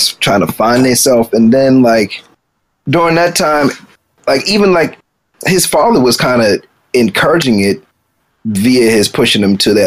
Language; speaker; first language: English; native; English